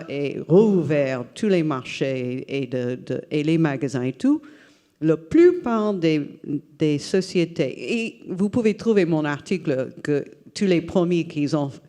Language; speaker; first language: French; non-native, fluent; English